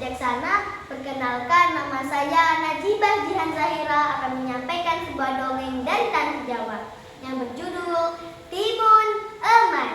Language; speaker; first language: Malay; non-native, local second language; Javanese